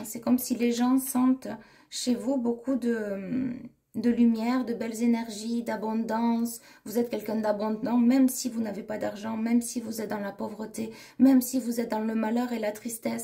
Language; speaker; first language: French; native; French